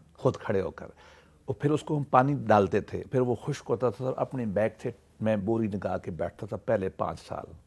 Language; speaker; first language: Urdu; non-native, local second language; Saraiki